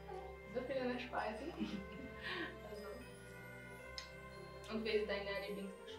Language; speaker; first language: German; non-native, learner; Polish